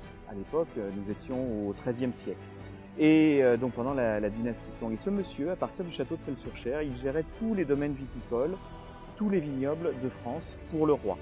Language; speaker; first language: French; native; French